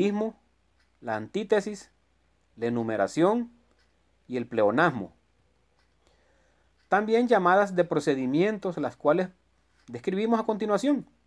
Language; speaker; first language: Spanish; native; Spanish